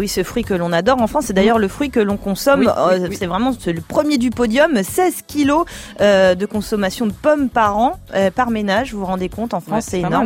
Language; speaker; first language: French; native; French